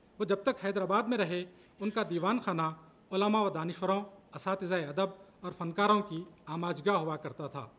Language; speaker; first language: Urdu; native; Urdu